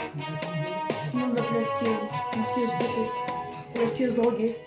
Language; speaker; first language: French; native; French